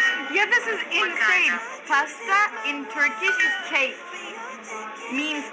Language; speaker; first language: English; non-native, fluent; Turkish